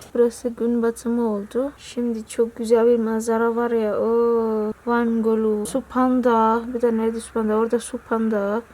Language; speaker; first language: Turkish; non-native, learner; Indonesian